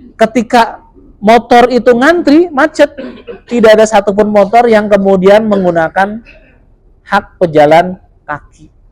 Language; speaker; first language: Indonesian; non-native, local second language; Javanese